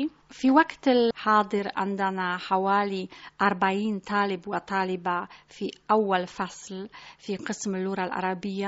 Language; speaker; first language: Arabic; non-native, fluent; Polish